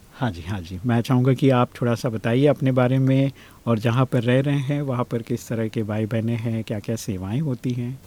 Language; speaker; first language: Hindi; native; Hindi